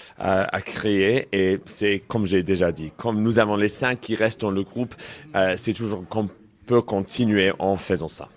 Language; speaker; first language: French; non-native, learner; English